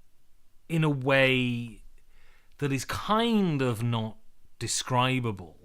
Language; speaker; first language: English; native; English